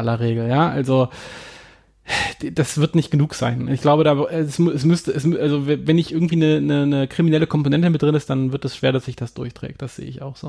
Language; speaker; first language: German; native; German